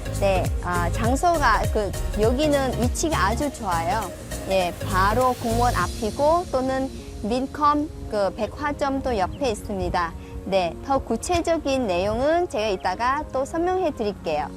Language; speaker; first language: Korean; non-native, fluent; Vietnamese